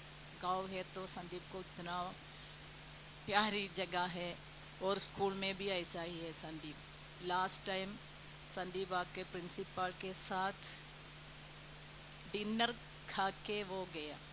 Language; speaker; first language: Hindi; non-native, local second language; Malayalam